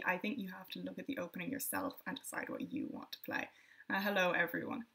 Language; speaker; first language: English; native; English